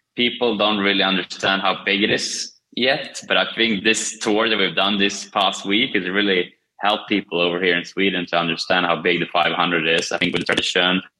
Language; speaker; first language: English; non-native, fluent; Swedish